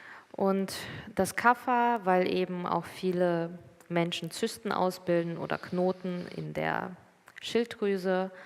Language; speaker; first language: German; native; German